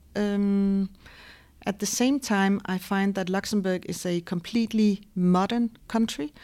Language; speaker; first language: English; non-native, fluent; Danish